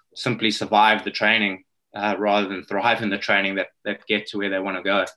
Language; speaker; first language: English; native; English